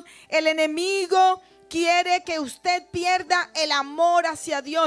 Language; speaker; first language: Spanish; native; Spanish